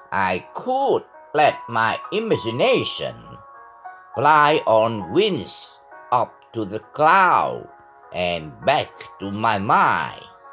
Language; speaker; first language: English; non-native, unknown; Vietnamese